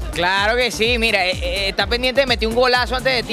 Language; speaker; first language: Spanish; native; Spanish